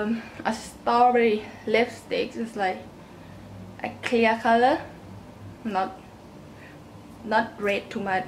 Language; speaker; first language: English; non-native, learner; Thai